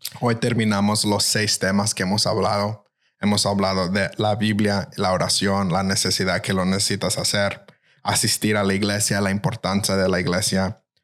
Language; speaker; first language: Spanish; early bilingual, heritage; Spanish